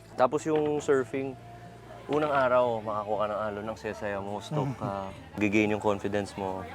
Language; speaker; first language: Filipino; non-native, local second language; Hiligaynon